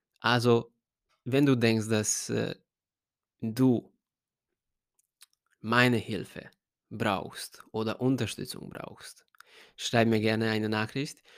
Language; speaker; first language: German; non-native, fluent; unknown